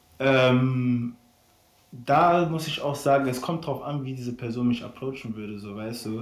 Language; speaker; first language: German; native; German